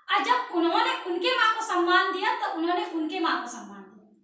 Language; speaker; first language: Hindi; non-native, local second language; Assamese